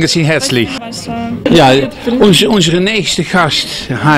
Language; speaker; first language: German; non-native, learner; Dutch